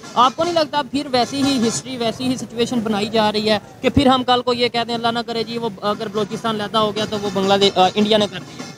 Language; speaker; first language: Urdu; non-native, local second language; Punjabi